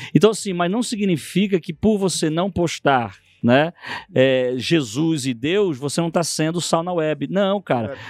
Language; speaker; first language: Portuguese; native; Portuguese